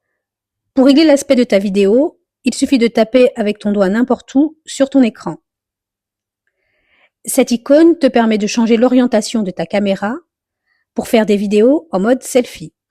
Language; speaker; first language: French; native; French